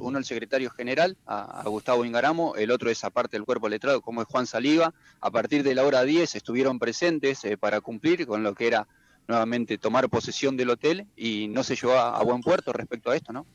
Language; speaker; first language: Spanish; native; Spanish